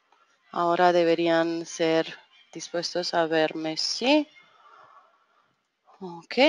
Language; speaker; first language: Spanish; non-native, fluent; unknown